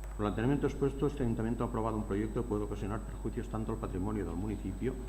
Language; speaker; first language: Spanish; non-native, local second language; Catalan